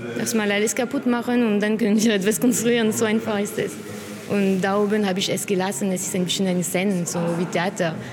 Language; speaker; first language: German; non-native, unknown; French